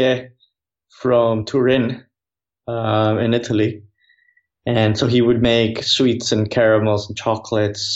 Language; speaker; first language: English; non-native, fluent; Spanish